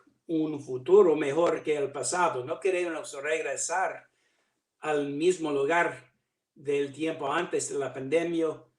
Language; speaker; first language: Spanish; non-native, fluent; English